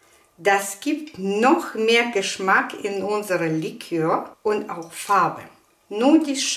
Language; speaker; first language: German; non-native, learner; Russian